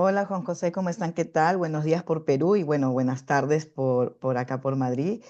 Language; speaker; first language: Spanish; native; Spanish